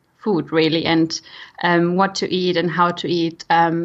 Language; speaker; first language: English; non-native, fluent; German